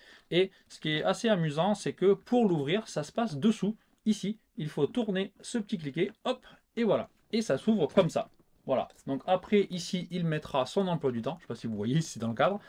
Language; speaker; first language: French; native; French